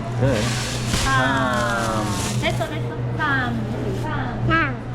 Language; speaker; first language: Korean; native; Korean